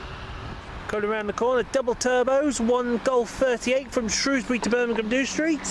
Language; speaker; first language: English; native; English